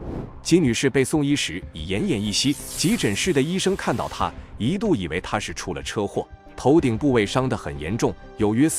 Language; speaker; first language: Chinese; native; Chinese